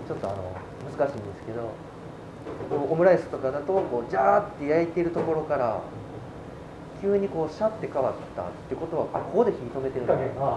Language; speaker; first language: Japanese; native; Japanese